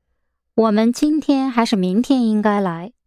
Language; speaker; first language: Chinese; non-native, learner; English